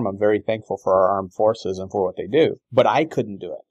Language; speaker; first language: English; non-native, fluent; Portuguese